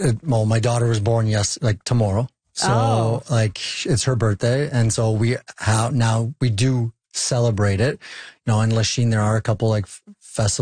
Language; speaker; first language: English; native; English